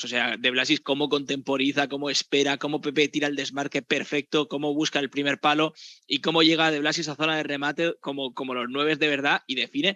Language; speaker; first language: Spanish; native; Spanish